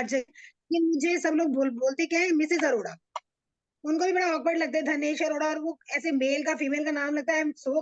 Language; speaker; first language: Hindi; native; Hindi